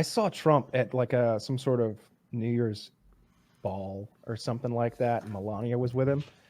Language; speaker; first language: English; native; English